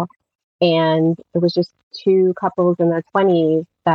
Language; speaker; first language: English; native; English